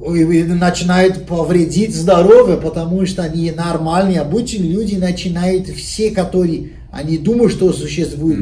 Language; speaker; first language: Russian; non-native, learner; Portuguese